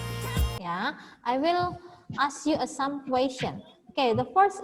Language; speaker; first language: English; non-native, learner; Indonesian